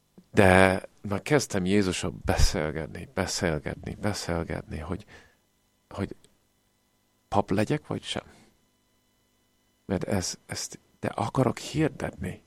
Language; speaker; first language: Hungarian; non-native, fluent; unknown